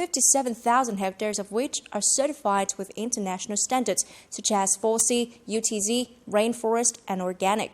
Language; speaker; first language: English; non-native, fluent; Vietnamese